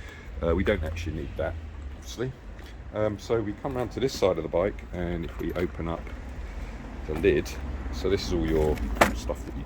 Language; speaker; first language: English; native; English